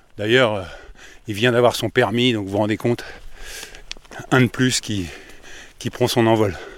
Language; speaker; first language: French; native; French